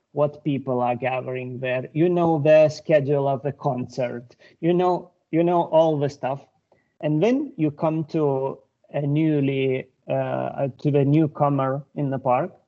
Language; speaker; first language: English; non-native, fluent; Lithuanian